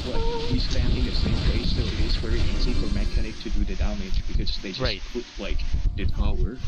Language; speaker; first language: English; non-native, fluent; Thai